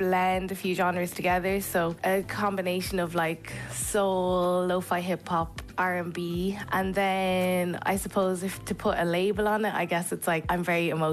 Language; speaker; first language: English; native; English